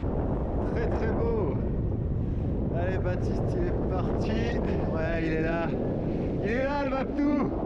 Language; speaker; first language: French; native; French